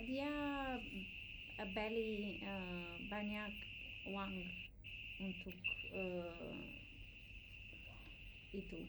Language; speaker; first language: Indonesian; non-native, learner; English